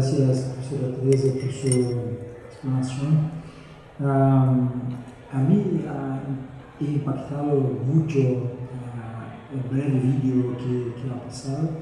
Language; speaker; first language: Spanish; non-native, fluent; Portuguese